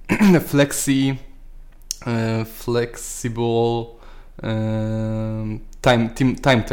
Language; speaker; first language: English; non-native, learner; Polish